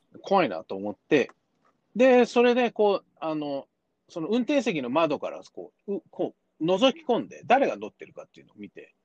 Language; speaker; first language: Japanese; early bilingual, heritage; Japanese